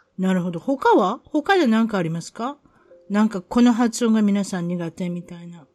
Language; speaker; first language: Japanese; native; Japanese